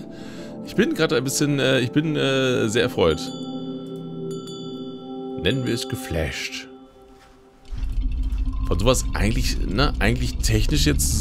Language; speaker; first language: German; native; German